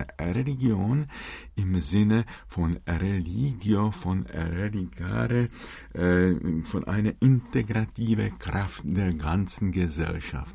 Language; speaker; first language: German; non-native, fluent; Czech